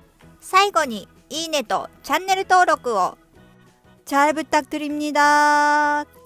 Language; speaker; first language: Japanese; non-native, fluent; Korean